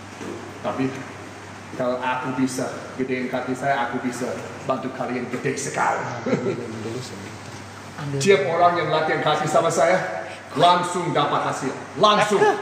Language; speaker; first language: Indonesian; non-native, fluent; English